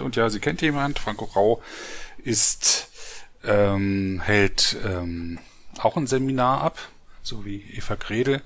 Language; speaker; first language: German; native; German